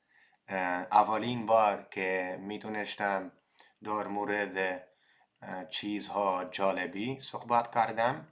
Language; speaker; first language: Persian; non-native, learner; Dutch